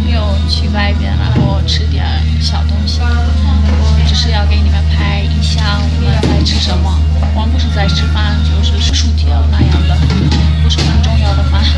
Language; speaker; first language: Chinese; non-native, fluent; Persian